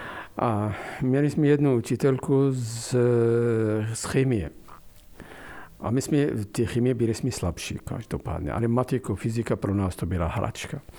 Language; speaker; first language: Czech; non-native, fluent; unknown